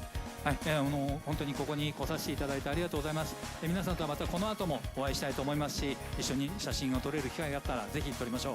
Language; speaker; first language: Japanese; native; Japanese